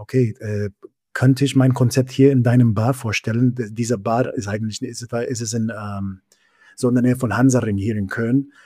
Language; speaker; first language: German; non-native, fluent; English